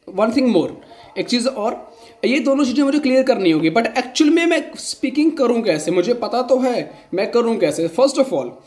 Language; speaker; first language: Hindi; non-native, local second language; Punjabi